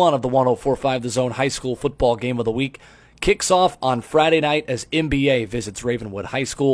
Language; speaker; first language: English; native; English